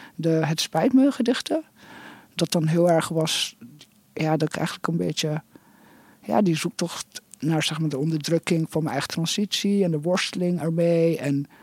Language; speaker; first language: Dutch; native; Dutch